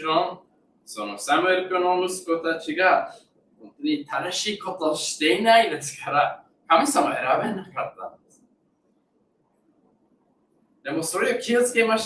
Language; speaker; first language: Japanese; non-native, fluent; English